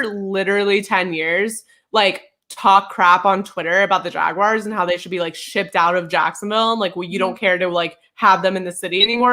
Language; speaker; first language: English; native; English